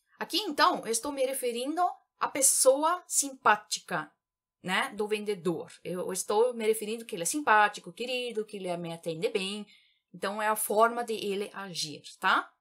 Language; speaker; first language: Portuguese; native; Portuguese